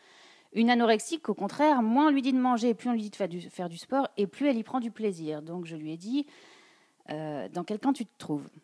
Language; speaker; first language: French; native; French